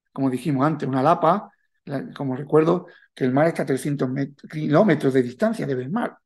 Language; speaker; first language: Spanish; native; Spanish